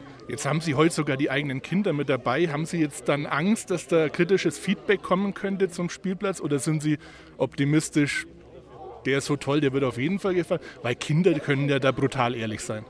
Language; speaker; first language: German; native; German